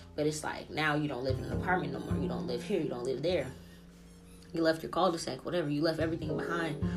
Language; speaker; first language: English; early bilingual, other home language; Italian